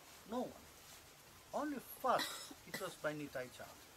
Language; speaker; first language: English; non-native, local second language; Bangla